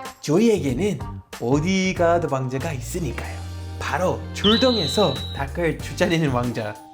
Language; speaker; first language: Korean; native; Korean